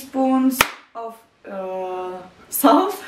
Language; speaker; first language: English; non-native, learner; Czech